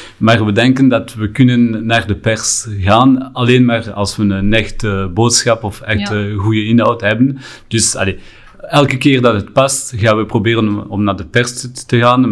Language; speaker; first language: Dutch; non-native, local second language; French